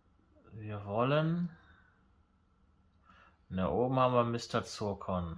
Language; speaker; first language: German; native; German